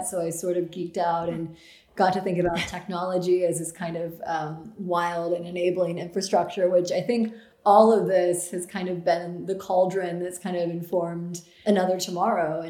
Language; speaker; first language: English; native; English